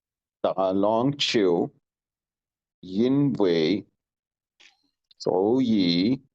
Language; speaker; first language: Chinese; non-native, learner; Urdu